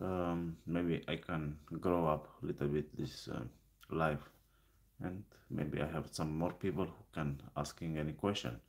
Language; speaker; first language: English; non-native, learner; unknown